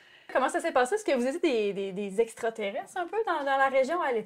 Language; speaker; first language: French; native; French